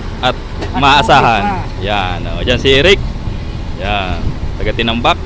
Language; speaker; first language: Filipino; non-native, local second language; Bikol